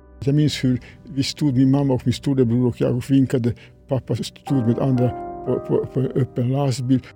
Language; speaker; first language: Swedish; non-native, fluent; Serbian